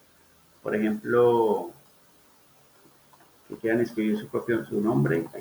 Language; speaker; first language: Spanish; native; Spanish